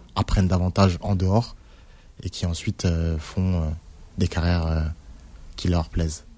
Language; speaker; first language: French; native; French